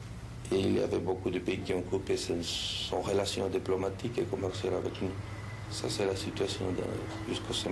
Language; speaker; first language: French; non-native, fluent; Spanish